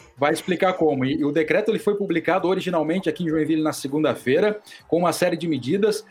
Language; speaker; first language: Portuguese; native; Portuguese